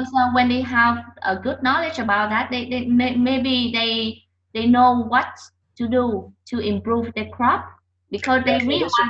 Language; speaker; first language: English; non-native, learner; Vietnamese